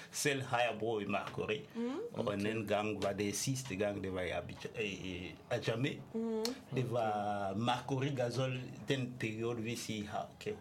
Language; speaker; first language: Danish; non-native, learner; French